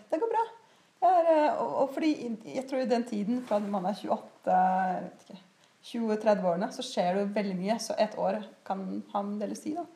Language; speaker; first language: Norwegian; native; Norwegian